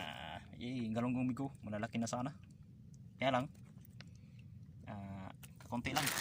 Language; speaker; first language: Filipino; native; Filipino